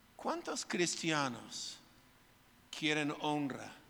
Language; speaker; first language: Spanish; non-native, fluent; English